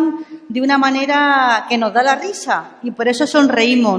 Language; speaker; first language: Spanish; native; Spanish